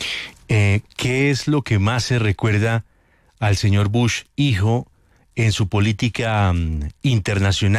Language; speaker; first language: Spanish; native; Spanish